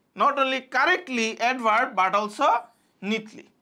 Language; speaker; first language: English; non-native, local second language; Bangla